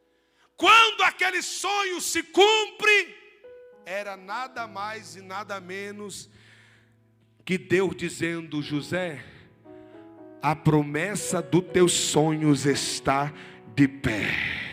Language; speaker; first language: Portuguese; native; Portuguese